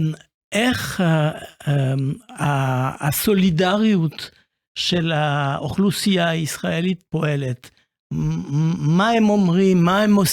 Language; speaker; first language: Hebrew; non-native, fluent; French